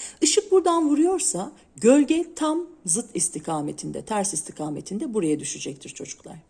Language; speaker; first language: Turkish; native; Turkish